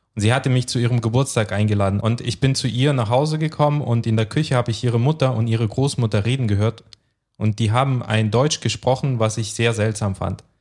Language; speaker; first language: German; early bilingual, other home language; Russian